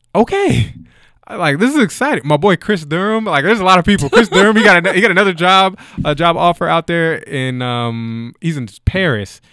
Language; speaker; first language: English; native; English